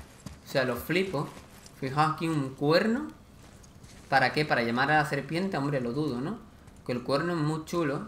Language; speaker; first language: Spanish; native; Spanish